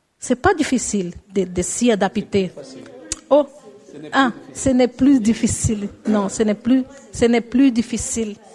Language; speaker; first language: French; non-native, learner; Portuguese